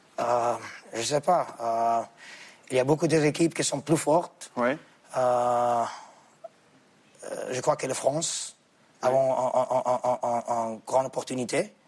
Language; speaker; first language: French; non-native, fluent; Arabic